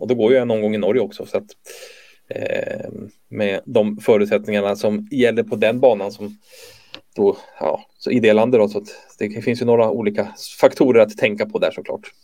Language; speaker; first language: Swedish; native; Swedish